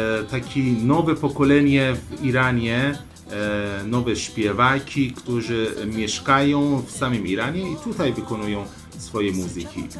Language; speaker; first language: Polish; non-native, learner; Persian